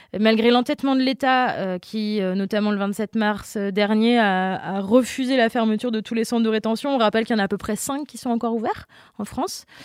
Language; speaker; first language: French; native; French